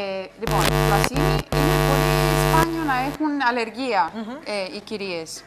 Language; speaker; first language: Greek; non-native, fluent; Spanish